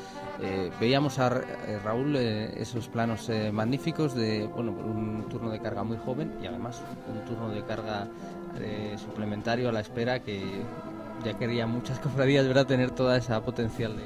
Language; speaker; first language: Spanish; native; Spanish